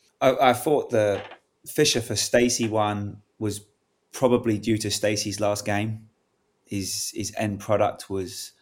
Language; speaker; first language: English; native; English